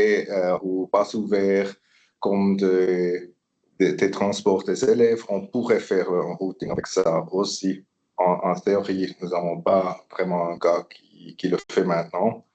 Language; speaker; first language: French; non-native, local second language; German